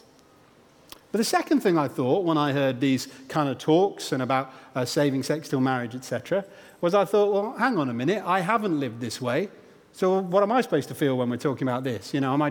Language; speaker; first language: English; native; English